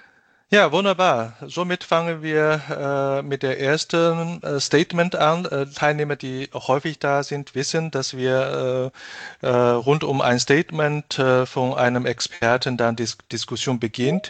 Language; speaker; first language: German; non-native, fluent; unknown